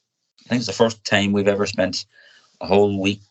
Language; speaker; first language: English; native; English